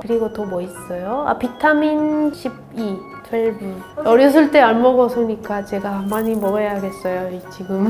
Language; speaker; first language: Korean; non-native, learner; Spanish